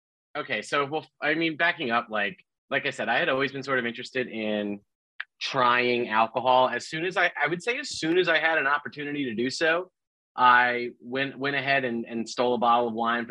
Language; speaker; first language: English; native; English